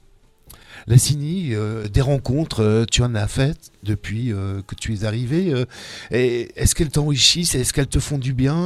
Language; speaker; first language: French; native; French